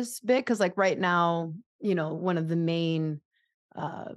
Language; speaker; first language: English; native; English